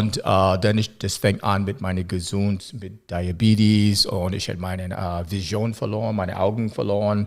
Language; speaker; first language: German; non-native, learner; English